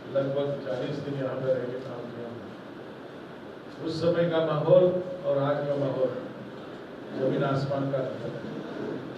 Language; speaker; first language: Hindi; non-native, local second language; Marathi